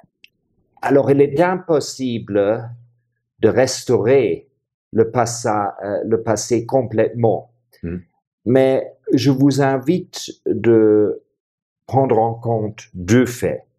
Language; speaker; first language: French; non-native, fluent; German